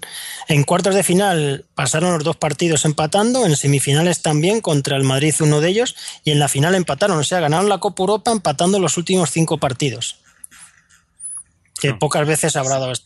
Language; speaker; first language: Spanish; native; Spanish